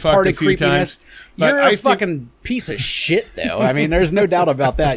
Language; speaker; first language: English; native; English